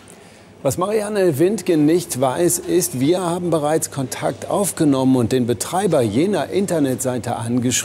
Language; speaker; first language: German; native; German